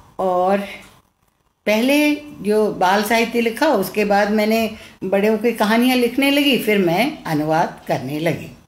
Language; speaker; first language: Hindi; non-native, local second language; Tamil